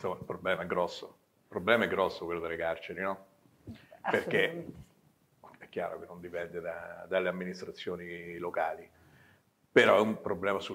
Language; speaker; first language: Italian; native; Italian